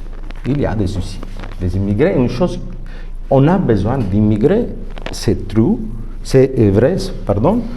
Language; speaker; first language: French; non-native, fluent; Italian